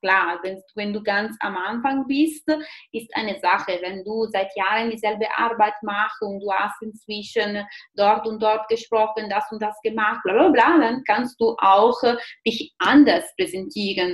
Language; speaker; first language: German; non-native, fluent; Italian